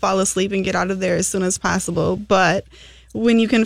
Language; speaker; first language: English; native; English